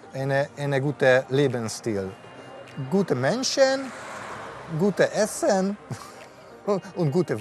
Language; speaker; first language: German; non-native, learner; Hungarian